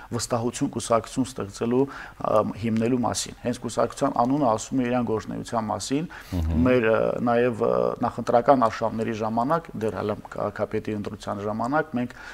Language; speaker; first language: Armenian; native; Armenian